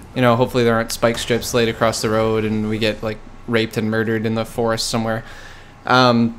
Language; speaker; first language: English; native; English